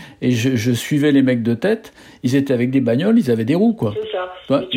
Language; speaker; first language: French; native; French